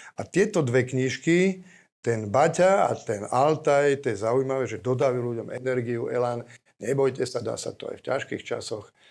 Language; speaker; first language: Slovak; native; Slovak